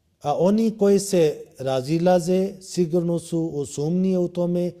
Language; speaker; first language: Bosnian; non-native, learner; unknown